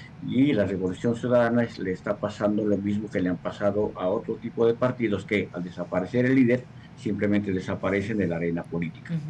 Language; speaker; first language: Spanish; native; Spanish